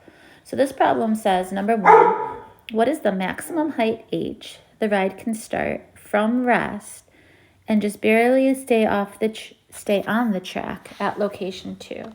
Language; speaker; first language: English; native; English